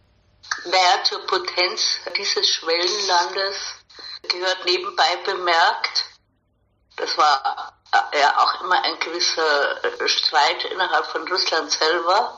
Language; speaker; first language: German; native; German